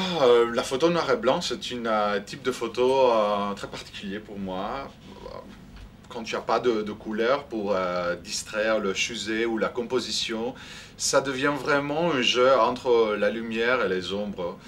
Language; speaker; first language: French; non-native, fluent; Greek